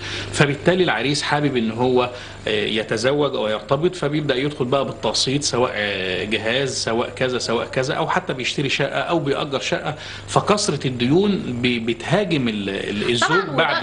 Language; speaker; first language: Arabic; native; Arabic